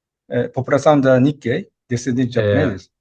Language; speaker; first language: Portuguese; non-native, fluent; Japanese